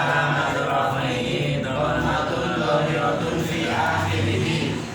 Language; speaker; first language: Arabic; non-native, learner; Indonesian